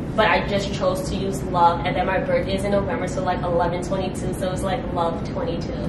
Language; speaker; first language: English; native; English